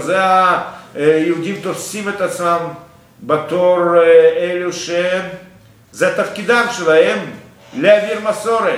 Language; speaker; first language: Hebrew; non-native, fluent; Russian